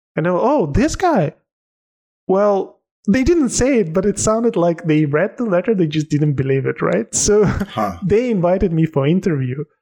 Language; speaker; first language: English; non-native, fluent; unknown